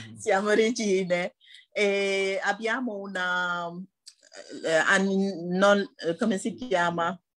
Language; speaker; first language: Italian; non-native, learner; Wolof